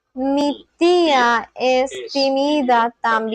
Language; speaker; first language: Spanish; non-native, learner; English